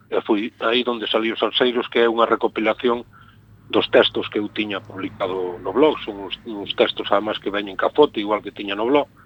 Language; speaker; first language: Galician; native; Galician